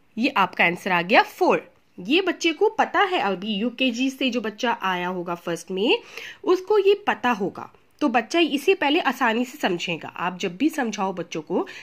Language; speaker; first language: Hindi; native; Hindi